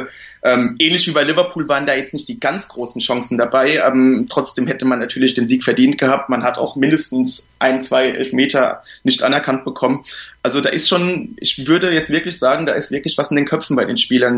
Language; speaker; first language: German; native; German